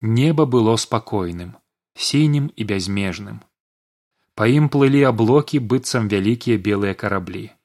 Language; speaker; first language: Belarusian; native; Belarusian